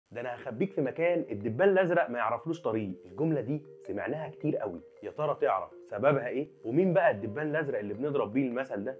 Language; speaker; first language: Arabic; native; Arabic